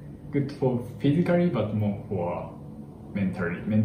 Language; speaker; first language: English; non-native, fluent; Japanese